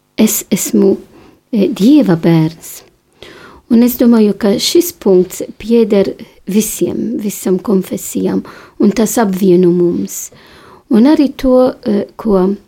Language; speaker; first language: Latvian; non-native, fluent; Maltese